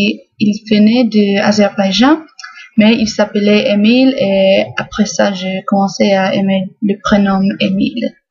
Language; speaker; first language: French; non-native, fluent; English